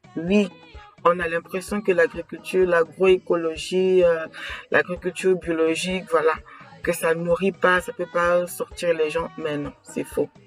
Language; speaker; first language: French; non-native, local second language; Kongo